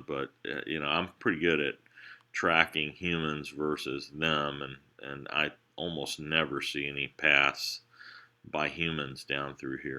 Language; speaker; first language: English; native; English